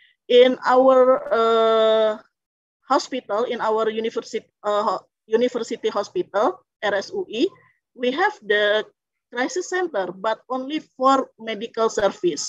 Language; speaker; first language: English; non-native, fluent; Indonesian